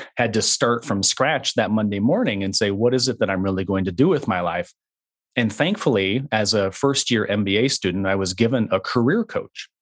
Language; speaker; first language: English; native; English